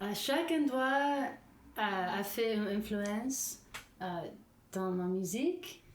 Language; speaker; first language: French; non-native, learner; English